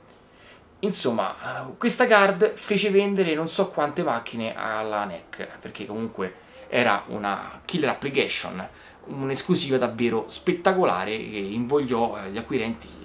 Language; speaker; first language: Italian; native; Italian